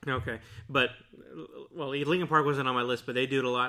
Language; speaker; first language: English; early bilingual, other home language; Spanish